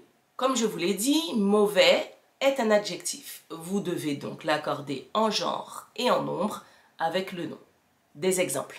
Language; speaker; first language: French; native; French